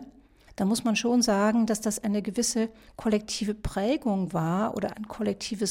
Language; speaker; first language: German; native; German